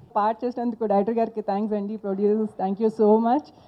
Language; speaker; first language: Telugu; non-native, learner; Malayalam